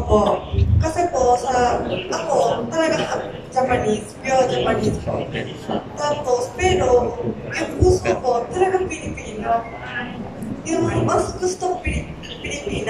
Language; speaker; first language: Filipino; non-native, learner; Japanese